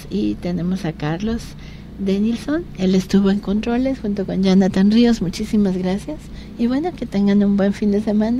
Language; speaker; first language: Spanish; native; Spanish